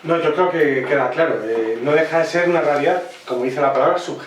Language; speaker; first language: Spanish; native; Spanish